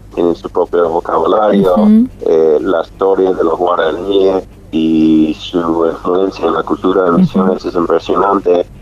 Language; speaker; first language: Spanish; non-native, fluent; English